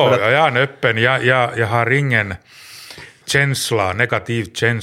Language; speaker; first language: Swedish; non-native, learner; Finnish